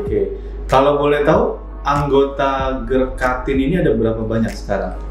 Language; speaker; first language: Indonesian; native; Indonesian